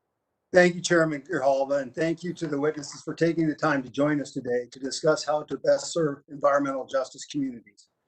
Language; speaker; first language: English; native; English